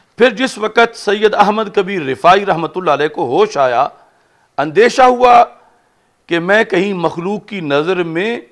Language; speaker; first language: Urdu; non-native, local second language; Punjabi